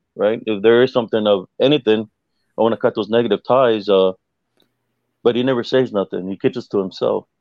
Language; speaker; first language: English; native; English